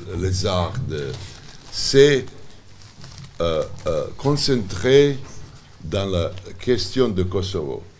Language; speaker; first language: French; non-native, learner; Serbian